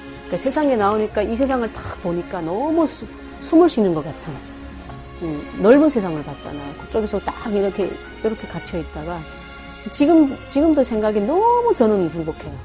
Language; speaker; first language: Korean; native; Korean